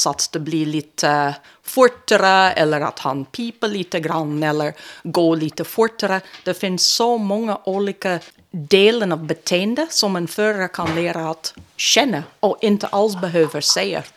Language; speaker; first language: Swedish; non-native, fluent; English